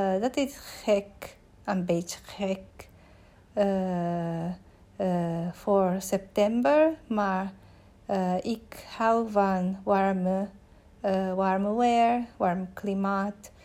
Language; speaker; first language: Dutch; non-native, learner; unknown